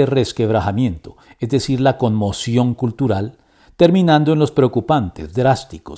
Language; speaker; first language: Spanish; native; Spanish